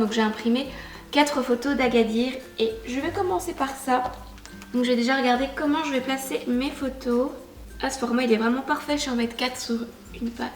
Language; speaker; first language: French; native; French